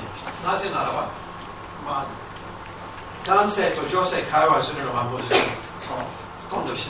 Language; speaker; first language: Japanese; non-native, fluent; English